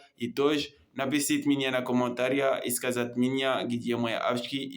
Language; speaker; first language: Russian; non-native, learner; Comorian